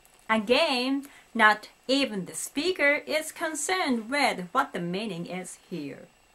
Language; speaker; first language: English; non-native, fluent; Japanese